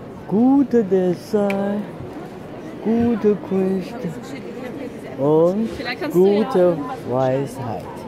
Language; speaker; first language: German; non-native, learner; Chinese